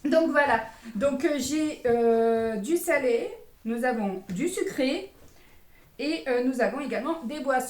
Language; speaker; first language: French; native; French